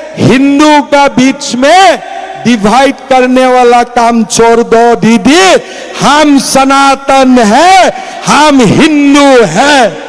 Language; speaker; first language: Hindi; non-native, local second language; Assamese